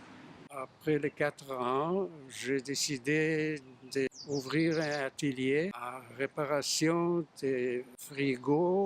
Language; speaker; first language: French; non-native, fluent; Yiddish